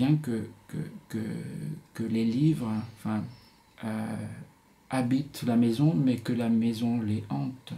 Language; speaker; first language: French; native; French